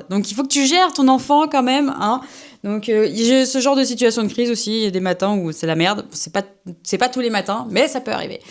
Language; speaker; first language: French; native; French